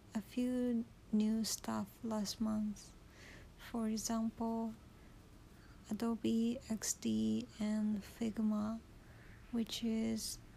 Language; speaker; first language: English; non-native, learner; Japanese